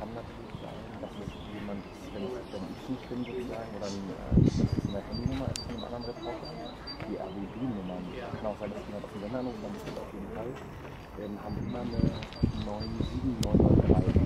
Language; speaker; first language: German; native; German